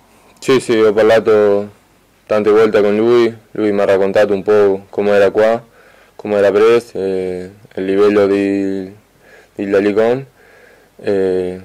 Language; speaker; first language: Italian; non-native, fluent; Spanish